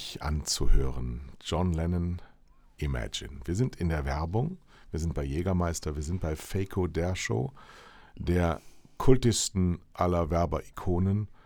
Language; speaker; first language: German; native; German